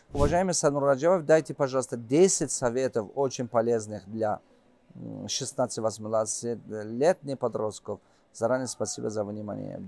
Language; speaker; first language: Russian; non-native, local second language; Tajik